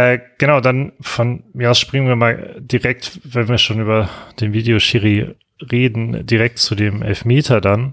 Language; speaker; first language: German; native; German